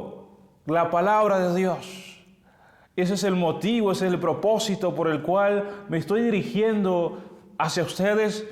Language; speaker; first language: Spanish; native; Spanish